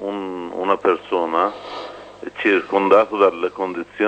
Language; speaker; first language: Italian; non-native, fluent; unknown